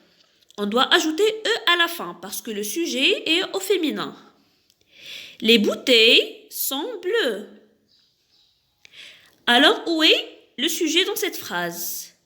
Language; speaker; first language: French; non-native, local second language; Arabic